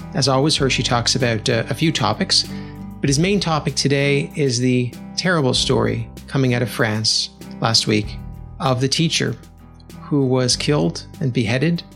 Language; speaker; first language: English; native; English